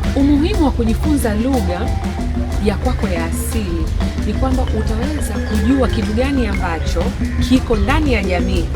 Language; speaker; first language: Swahili; native; Swahili